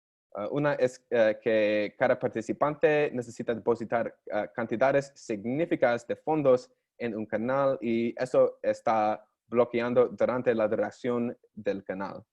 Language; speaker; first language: Spanish; non-native, learner; English